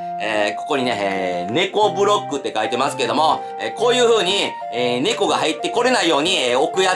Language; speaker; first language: Japanese; native; Japanese